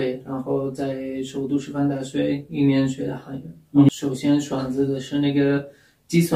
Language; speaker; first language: Chinese; non-native, fluent; Pashto